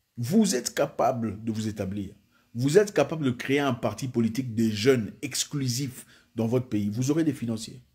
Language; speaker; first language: French; non-native, local second language; Swahili